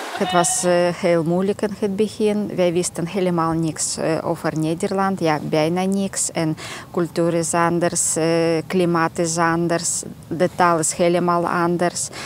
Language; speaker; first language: Dutch; non-native, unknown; Russian